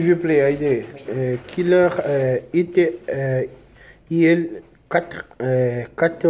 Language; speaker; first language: French; non-native, learner; Portuguese